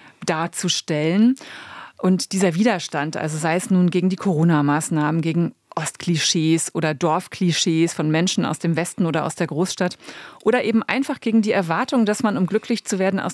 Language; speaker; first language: German; native; German